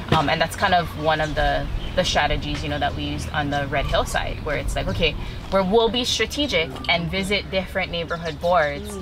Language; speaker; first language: English; native; English